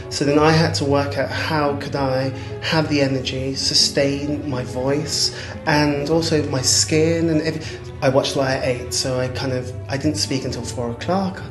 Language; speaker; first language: English; native; English